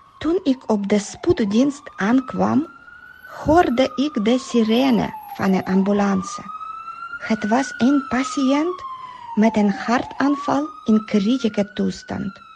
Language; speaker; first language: Dutch; non-native, learner; Ukrainian